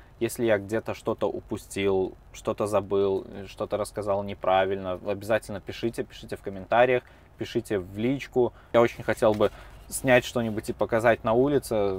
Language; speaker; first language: Russian; native; Russian